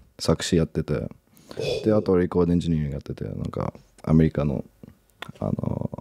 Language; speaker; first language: Japanese; early bilingual, heritage; English